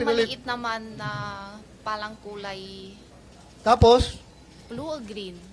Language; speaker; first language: Filipino; non-native, learner; Chinese